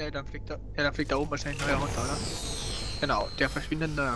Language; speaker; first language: German; native; German